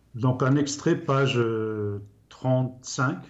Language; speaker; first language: French; non-native, local second language; Arabic